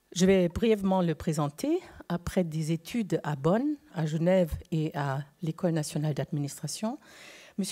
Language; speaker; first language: French; non-native, fluent; German